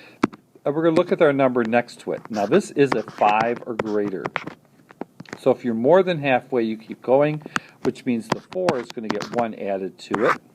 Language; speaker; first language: English; native; English